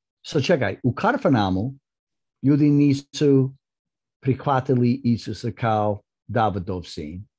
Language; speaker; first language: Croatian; early bilingual, heritage; English